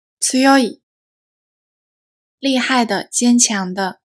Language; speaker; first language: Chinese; native; Chinese